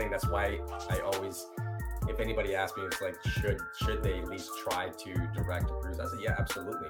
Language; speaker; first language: English; early bilingual, other home language; Italian